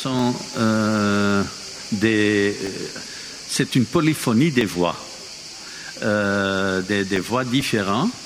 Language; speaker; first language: French; non-native, fluent; Dutch